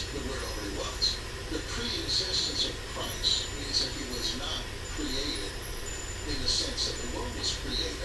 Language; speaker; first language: English; native; English